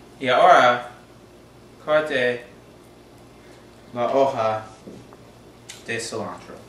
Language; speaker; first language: Spanish; non-native, learner; English